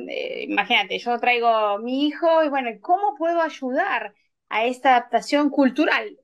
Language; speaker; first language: Spanish; native; Spanish